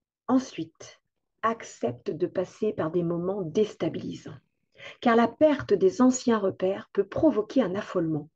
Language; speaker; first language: French; native; French